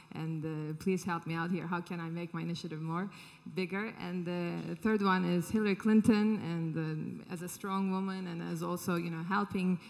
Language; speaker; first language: English; non-native, fluent; Turkish